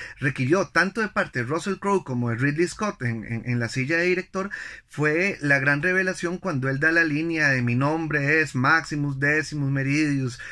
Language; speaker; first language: Spanish; native; Spanish